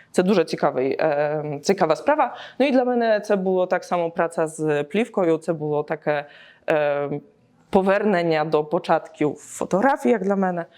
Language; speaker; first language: Polish; non-native, learner; Ukrainian